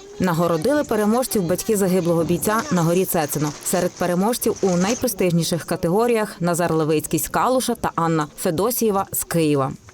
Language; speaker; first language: Ukrainian; native; Ukrainian